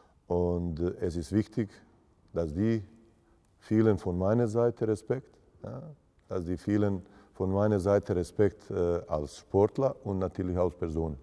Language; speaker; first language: German; non-native, fluent; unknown